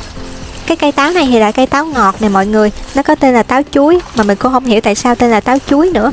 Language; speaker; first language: Vietnamese; native; Vietnamese